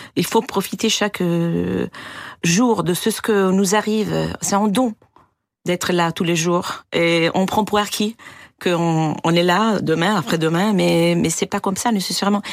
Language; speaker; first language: French; non-native, fluent; Italian